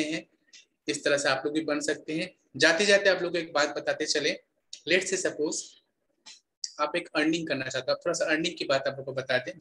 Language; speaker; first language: Hindi; native; Hindi